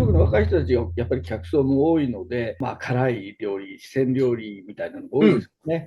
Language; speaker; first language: Japanese; native; Japanese